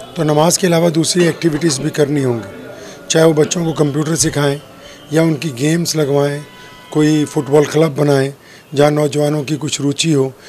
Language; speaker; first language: Hindi; non-native, local second language; Punjabi